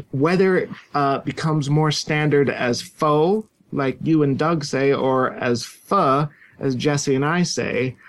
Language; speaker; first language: English; native; English